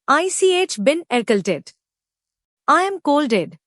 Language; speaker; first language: German; non-native, fluent; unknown